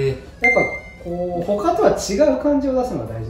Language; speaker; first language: Japanese; native; Japanese